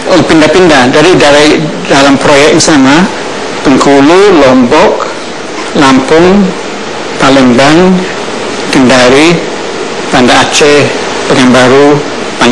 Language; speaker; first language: Indonesian; non-native, fluent; English